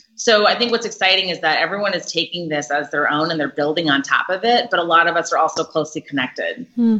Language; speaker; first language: English; native; English